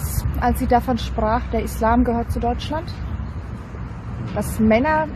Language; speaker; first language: German; native; German